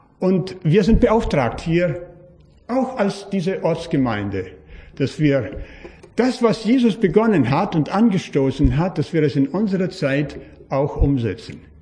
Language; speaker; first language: German; native; German